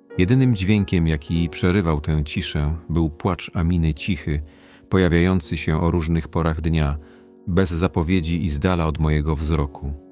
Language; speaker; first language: Polish; non-native, fluent; Kurdish